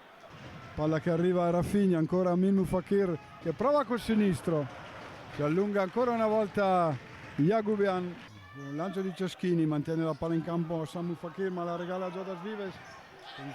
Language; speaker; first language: Italian; native; Italian